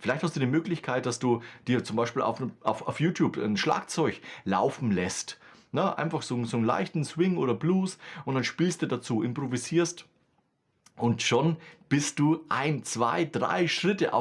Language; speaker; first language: German; native; German